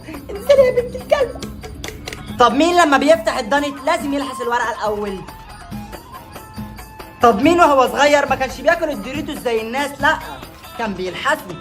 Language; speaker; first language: Arabic; native; Arabic